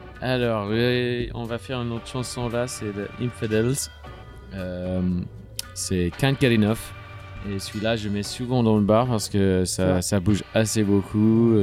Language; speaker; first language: French; non-native, fluent; English